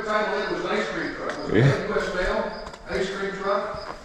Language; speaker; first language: English; native; English